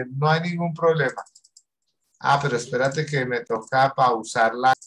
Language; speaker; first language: Spanish; native; Spanish